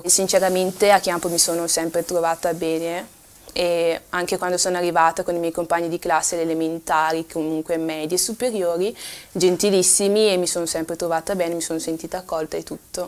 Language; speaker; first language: Italian; early bilingual, other home language; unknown